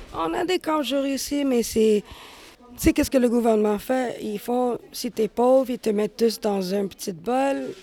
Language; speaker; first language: French; native; French